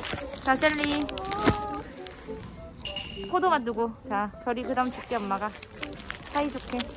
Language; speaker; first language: Korean; native; Korean